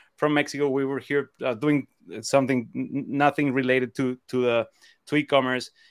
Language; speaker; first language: English; non-native, fluent; Spanish